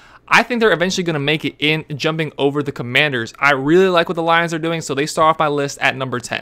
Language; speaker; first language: English; native; English